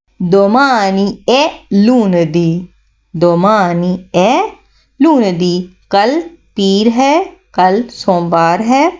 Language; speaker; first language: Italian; non-native, fluent; Urdu